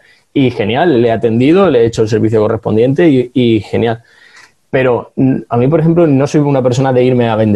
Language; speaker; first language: Spanish; native; Spanish